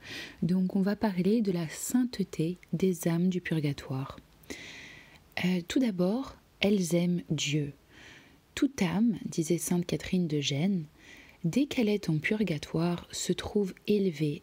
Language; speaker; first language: French; native; French